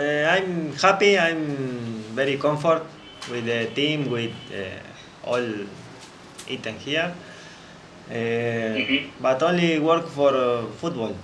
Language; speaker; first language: English; non-native, learner; Spanish